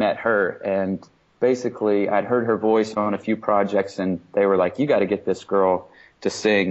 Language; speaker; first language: English; native; English